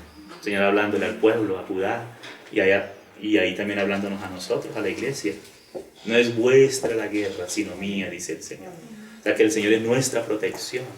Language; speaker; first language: Spanish; native; Spanish